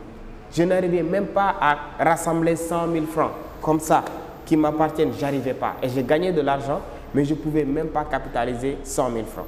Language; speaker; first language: French; non-native, local second language; Wolof